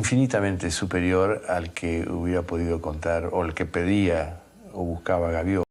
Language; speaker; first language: Spanish; native; Spanish